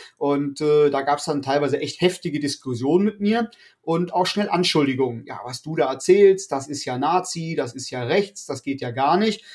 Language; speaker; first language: German; native; German